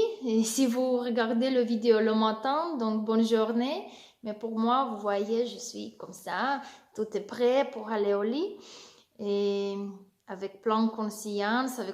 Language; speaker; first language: French; non-native, learner; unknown